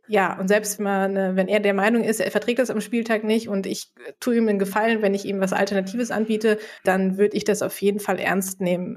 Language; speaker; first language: German; native; German